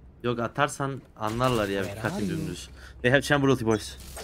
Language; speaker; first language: English; non-native, fluent; Turkish